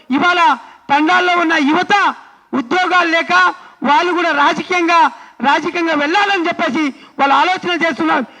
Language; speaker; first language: Telugu; non-native, local second language; Lambadi